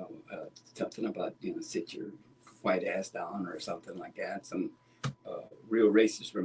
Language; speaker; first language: English; native; English